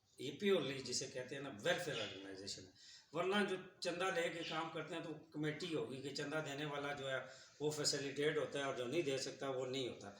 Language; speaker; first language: Urdu; non-native, local second language; Punjabi